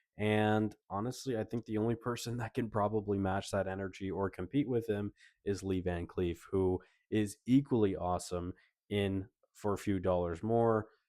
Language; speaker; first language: English; native; English